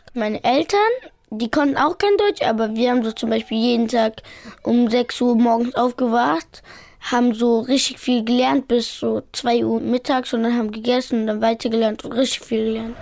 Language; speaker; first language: German; early bilingual, other home language; Pashto